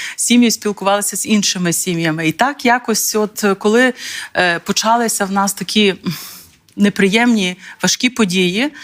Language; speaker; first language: Ukrainian; native; Ukrainian